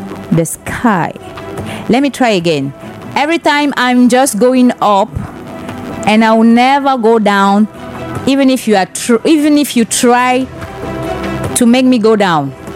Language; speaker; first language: English; non-native, local second language; French